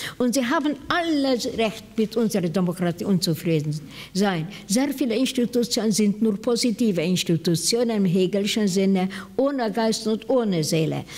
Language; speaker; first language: German; non-native, fluent; Hungarian